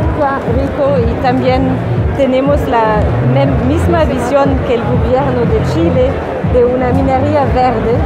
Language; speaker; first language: Spanish; non-native, fluent; German